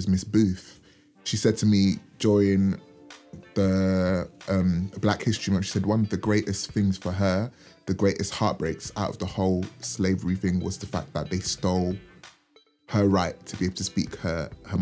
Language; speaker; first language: English; native; English